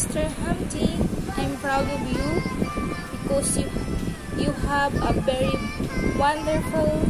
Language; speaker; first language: English; non-native, local second language; Filipino